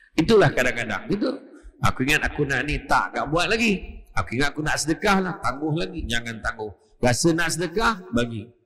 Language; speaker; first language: Malay; native; Malay